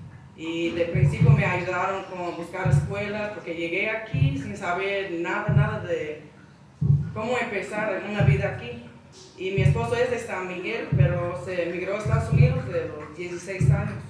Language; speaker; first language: Spanish; non-native, learner; English